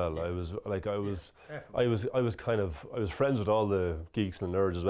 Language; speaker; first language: English; native; English